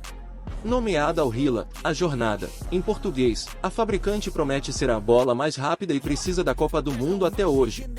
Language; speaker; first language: Portuguese; native; Portuguese